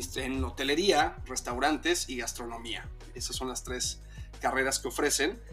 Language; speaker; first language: Spanish; native; Spanish